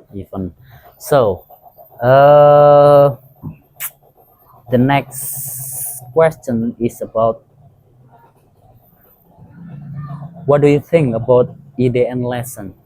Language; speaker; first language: English; non-native, learner; Indonesian